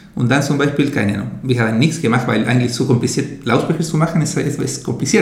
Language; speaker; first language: German; non-native, learner; Spanish